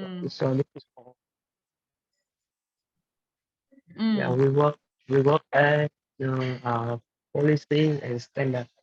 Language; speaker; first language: English; non-native, learner; Vietnamese